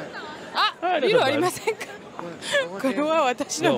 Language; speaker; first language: Japanese; non-native, learner; English